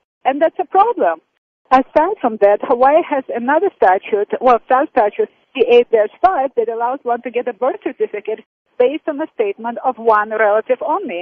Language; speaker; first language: English; non-native, fluent; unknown